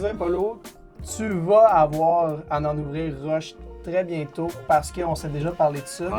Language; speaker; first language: French; native; French